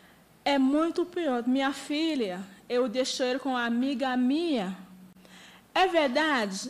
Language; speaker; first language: Portuguese; non-native, learner; Haitian Creole